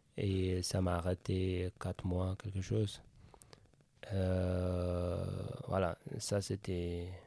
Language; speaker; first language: French; non-native, fluent; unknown